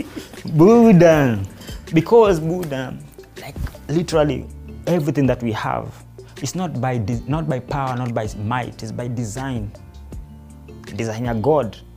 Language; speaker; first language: English; non-native, local second language; Swahili